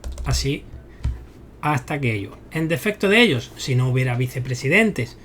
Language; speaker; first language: Spanish; native; Spanish